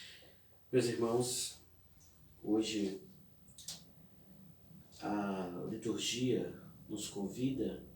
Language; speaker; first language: Portuguese; native; Portuguese